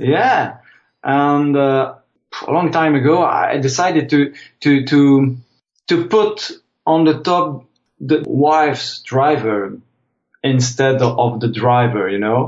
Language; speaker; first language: English; non-native, fluent; French